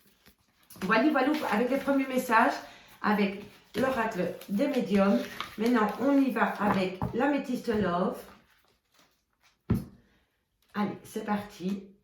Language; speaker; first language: French; native; French